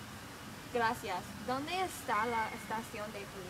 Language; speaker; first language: Spanish; non-native, learner; English